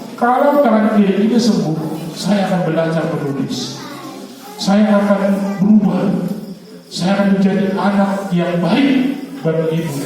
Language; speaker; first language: Indonesian; non-native, local second language; Batak Toba